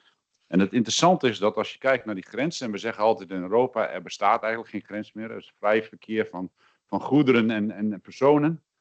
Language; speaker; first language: Dutch; native; Dutch